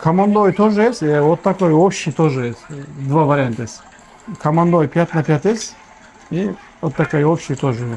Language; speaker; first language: Russian; non-native, local second language; Kyrgyz